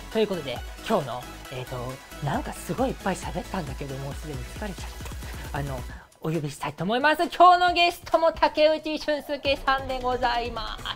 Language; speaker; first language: Japanese; early bilingual, heritage; Japanese